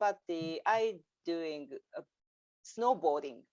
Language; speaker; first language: English; non-native, learner; Japanese